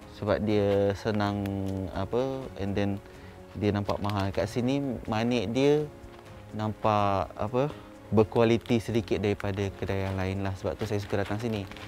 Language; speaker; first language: Malay; non-native, local second language; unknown